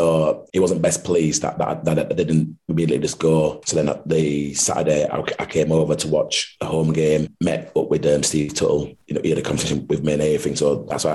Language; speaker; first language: English; native; English